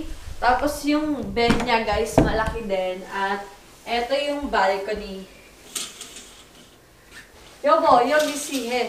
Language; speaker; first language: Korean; non-native, learner; Filipino